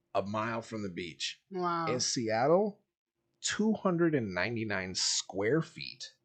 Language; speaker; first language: English; native; English